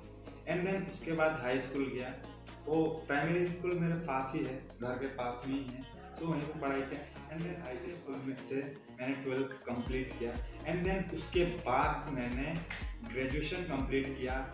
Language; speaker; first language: Hindi; non-native, local second language; Bangla